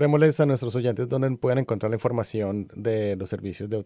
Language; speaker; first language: Spanish; native; Spanish